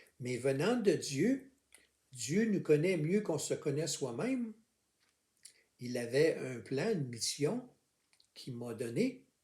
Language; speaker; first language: French; native; French